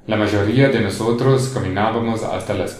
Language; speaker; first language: Spanish; non-native, learner; English